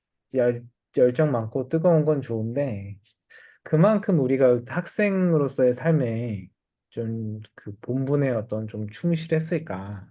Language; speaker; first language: Korean; native; Korean